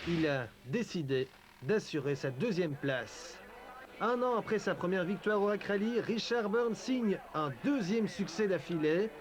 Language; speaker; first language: French; native; French